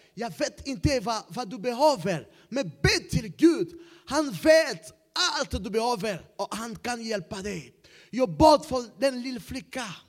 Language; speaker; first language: Swedish; non-native, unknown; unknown